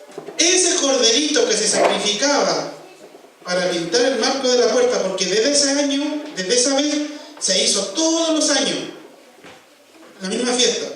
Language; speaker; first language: Spanish; native; Spanish